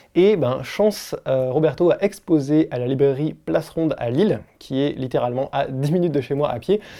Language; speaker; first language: French; native; French